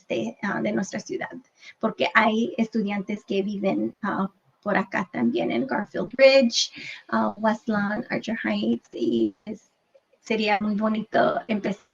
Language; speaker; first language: Spanish; early bilingual, heritage; English